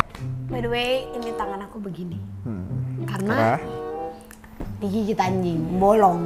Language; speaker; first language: Indonesian; native; Indonesian